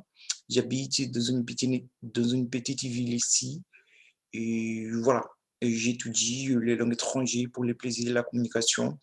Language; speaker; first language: French; non-native, learner; Portuguese